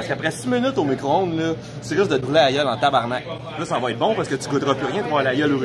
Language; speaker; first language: French; native; French